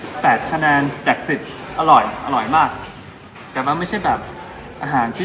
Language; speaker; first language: Thai; early bilingual, heritage; Thai